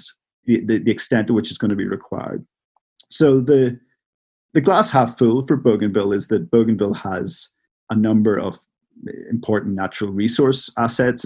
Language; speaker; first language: English; native; English